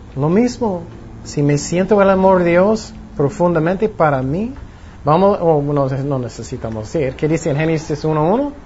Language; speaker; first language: Spanish; non-native, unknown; English